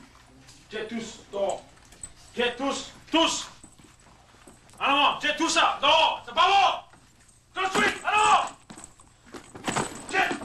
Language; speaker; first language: French; non-native, learner; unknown